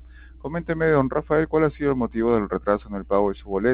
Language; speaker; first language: Spanish; native; Spanish